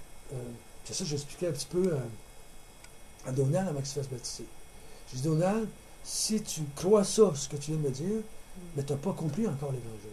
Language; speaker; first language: French; native; French